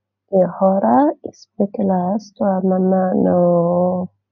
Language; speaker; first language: Spanish; non-native, learner; English